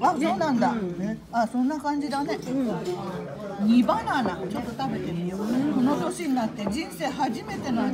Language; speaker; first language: Japanese; native; Japanese